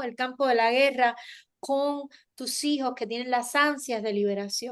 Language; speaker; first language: Spanish; native; Spanish